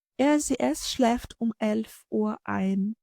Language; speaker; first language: German; non-native, fluent; Ukrainian